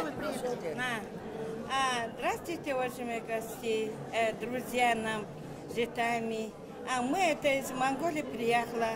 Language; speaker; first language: Russian; non-native, learner; Mongolian